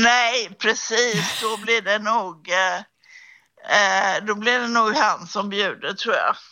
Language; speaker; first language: Swedish; native; Swedish